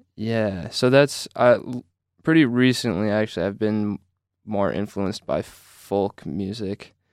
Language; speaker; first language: English; native; English